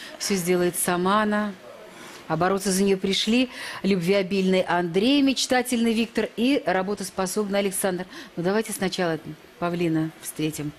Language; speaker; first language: Russian; native; Russian